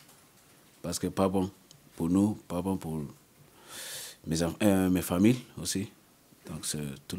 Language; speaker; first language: French; non-native, learner; English